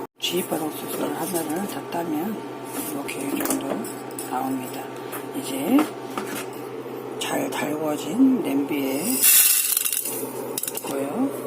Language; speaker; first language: Korean; native; Korean